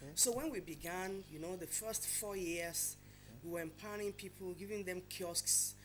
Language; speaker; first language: English; non-native, local second language; Yoruba